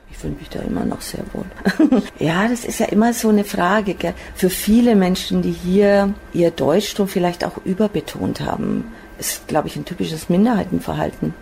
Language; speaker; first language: German; native; German